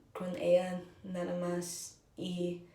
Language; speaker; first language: Spanish; non-native, learner; English